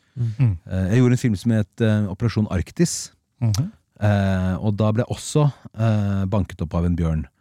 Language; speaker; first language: Norwegian; native; Norwegian